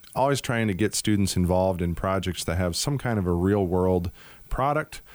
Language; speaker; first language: English; native; English